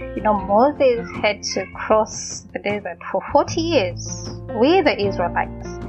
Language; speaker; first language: English; non-native, local second language; Gusii